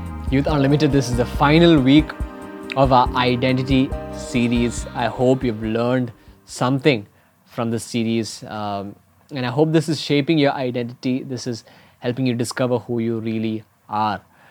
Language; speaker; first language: English; non-native, local second language; Malayalam